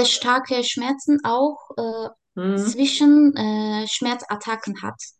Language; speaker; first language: German; non-native, learner; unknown